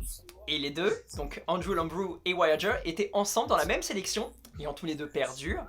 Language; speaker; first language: French; native; French